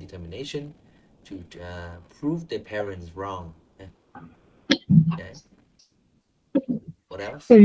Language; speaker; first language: English; non-native, fluent; Vietnamese